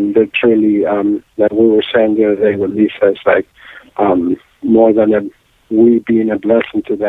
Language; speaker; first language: English; non-native, fluent; Spanish